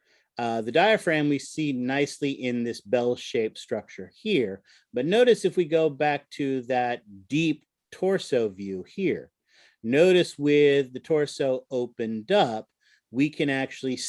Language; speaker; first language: English; native; English